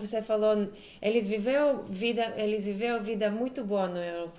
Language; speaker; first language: Portuguese; non-native, fluent; Hebrew